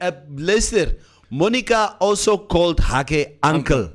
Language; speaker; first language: English; non-native, local second language; Afrikaans